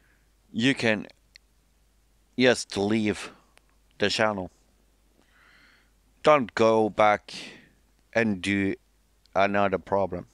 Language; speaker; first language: English; non-native, fluent; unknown